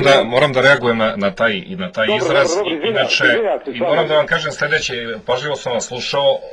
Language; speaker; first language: Serbian; native; Serbian